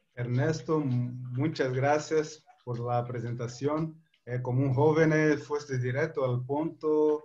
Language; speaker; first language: Spanish; non-native, fluent; Portuguese